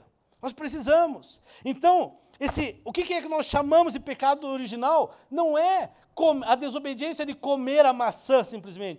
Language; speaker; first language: Portuguese; native; Portuguese